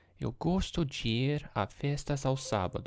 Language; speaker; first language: Portuguese; non-native, learner; English